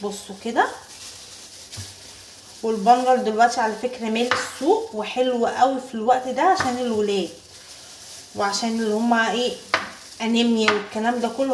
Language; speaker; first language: Arabic; native; Arabic